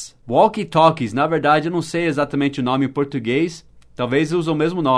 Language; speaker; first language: Portuguese; non-native, fluent; English